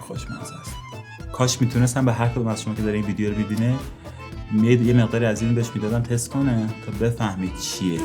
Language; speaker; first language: Persian; native; Persian